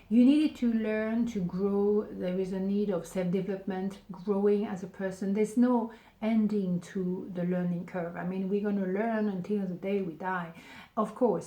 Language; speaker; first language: English; non-native, fluent; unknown